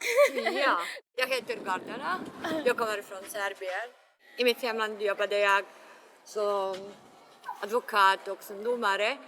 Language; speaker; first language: Swedish; non-native, learner; Serbian